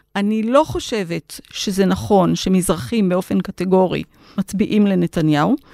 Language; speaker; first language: Hebrew; native; Hebrew